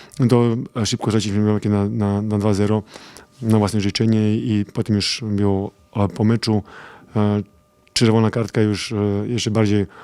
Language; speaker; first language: Polish; non-native, fluent; Serbian